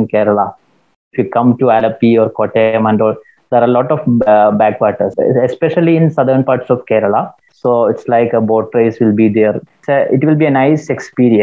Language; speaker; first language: English; non-native, local second language; Malayalam